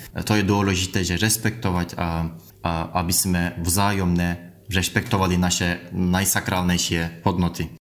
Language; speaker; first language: Slovak; non-native, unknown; Turkish